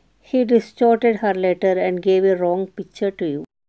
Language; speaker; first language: English; non-native, local second language; Telugu